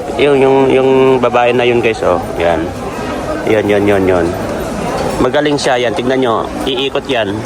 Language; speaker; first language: Filipino; native; Filipino